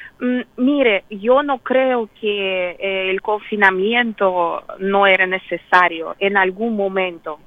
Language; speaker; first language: Spanish; non-native, fluent; Russian